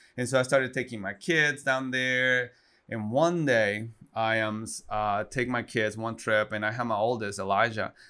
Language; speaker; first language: English; non-native, fluent; Spanish